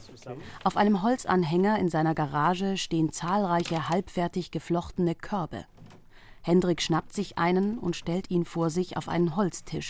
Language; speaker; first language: German; native; German